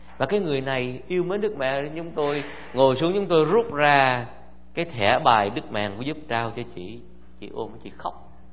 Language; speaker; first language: Vietnamese; early bilingual, heritage; Vietnamese